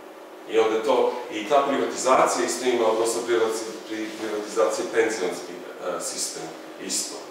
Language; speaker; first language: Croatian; non-native, fluent; English